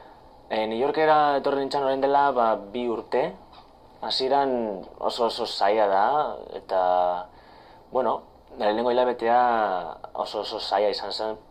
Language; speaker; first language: Basque; non-native, local second language; Spanish